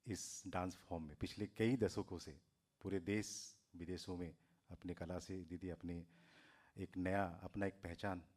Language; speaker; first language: Hindi; non-native, local second language; Assamese